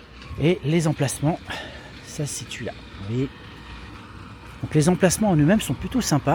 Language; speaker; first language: French; native; French